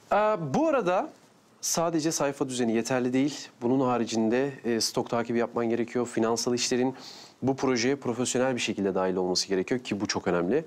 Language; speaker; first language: Turkish; native; Turkish